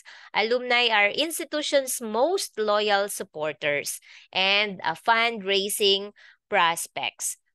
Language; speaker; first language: English; non-native, local second language; Filipino